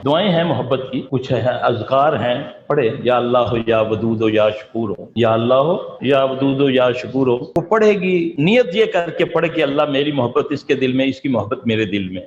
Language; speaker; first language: Urdu; non-native, local second language; Punjabi